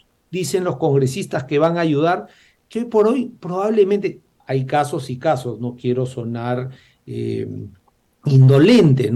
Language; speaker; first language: Spanish; native; Spanish